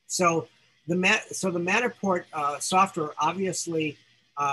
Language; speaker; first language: English; native; English